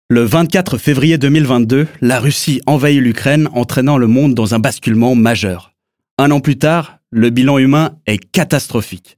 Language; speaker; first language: French; native; French